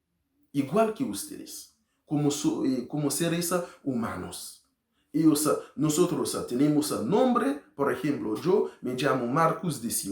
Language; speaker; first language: Spanish; non-native, learner; Haitian Creole